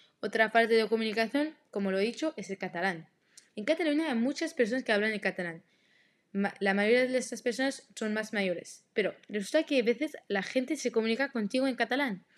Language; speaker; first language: Spanish; non-native, learner; French